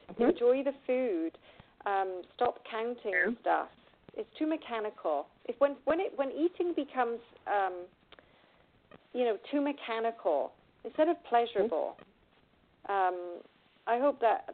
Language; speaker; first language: English; native; English